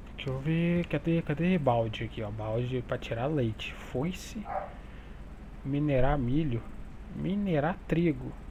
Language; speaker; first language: Portuguese; native; Portuguese